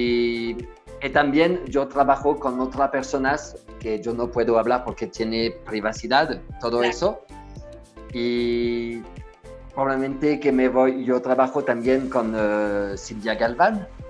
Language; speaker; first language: Spanish; non-native, learner; French